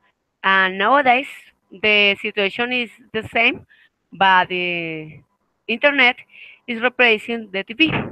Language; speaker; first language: English; non-native, fluent; Spanish